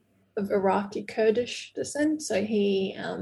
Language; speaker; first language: English; non-native, fluent; Portuguese